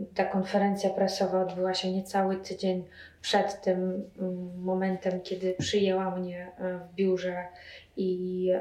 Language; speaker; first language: Polish; non-native, fluent; Russian